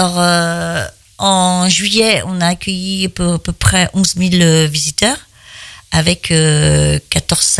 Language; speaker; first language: French; native; French